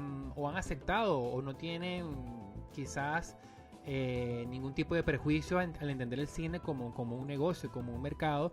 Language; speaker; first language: Spanish; native; Spanish